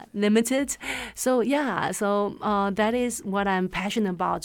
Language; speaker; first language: English; non-native, fluent; Chinese